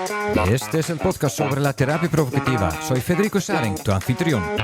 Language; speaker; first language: Spanish; non-native, fluent; Dutch